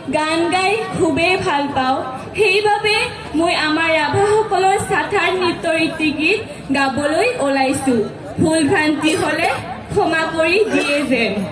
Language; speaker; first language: Assamese; non-native, local second language; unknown